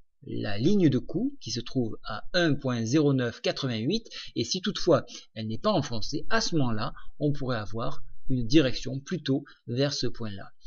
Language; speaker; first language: French; native; French